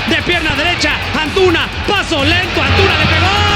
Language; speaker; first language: Spanish; native; Spanish